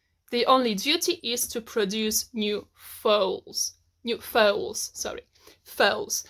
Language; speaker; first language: English; non-native, fluent; Polish